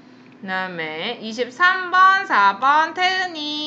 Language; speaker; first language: Korean; native; Korean